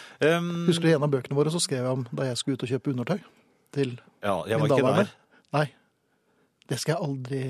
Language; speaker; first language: Norwegian; native; Norwegian